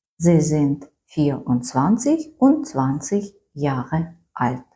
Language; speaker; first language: German; non-native, fluent; Ukrainian